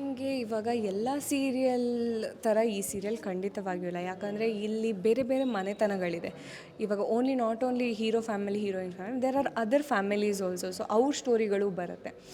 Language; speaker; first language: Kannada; non-native, local second language; Konkani